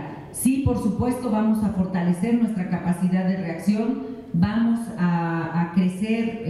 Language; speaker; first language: Spanish; native; Spanish